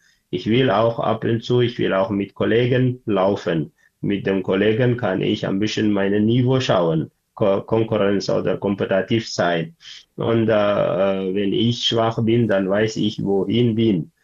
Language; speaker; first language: German; non-native, learner; Tigrinya